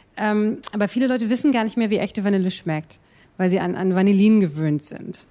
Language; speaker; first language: German; native; German